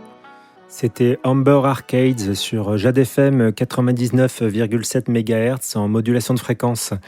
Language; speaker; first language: French; native; French